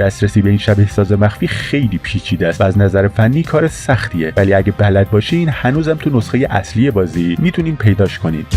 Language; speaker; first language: Persian; native; Persian